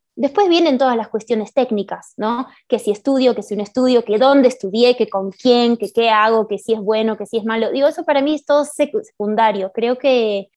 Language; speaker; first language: Spanish; native; Spanish